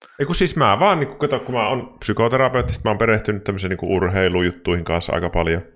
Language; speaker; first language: Finnish; native; Finnish